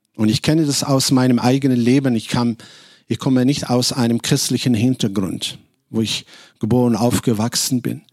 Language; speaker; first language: German; non-native, fluent; Arabic